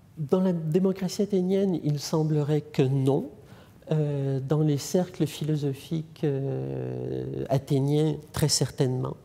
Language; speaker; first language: French; native; French